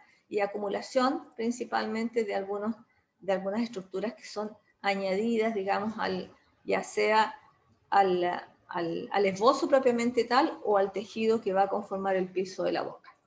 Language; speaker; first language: Spanish; native; Spanish